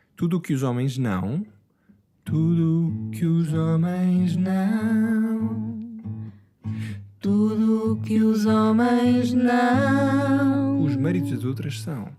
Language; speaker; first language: Portuguese; non-native, fluent; English